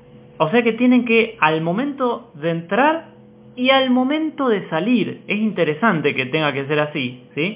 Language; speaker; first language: Spanish; native; Spanish